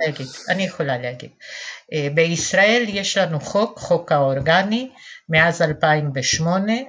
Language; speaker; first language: Hebrew; non-native, fluent; Spanish